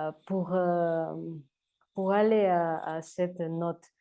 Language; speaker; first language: French; non-native, learner; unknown